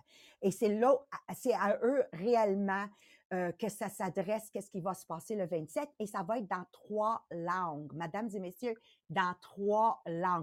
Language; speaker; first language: French; native; French